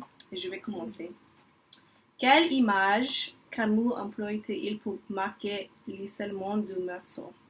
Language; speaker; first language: French; non-native, learner; English